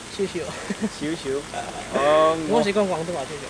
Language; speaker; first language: Cantonese; non-native, learner; Indonesian